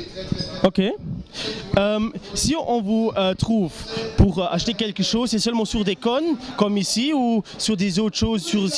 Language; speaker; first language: French; non-native, local second language; Luxembourgish